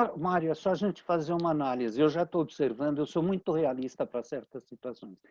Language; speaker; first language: Portuguese; early bilingual, other home language; Italian